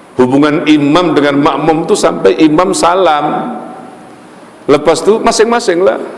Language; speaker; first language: Malay; native; Malay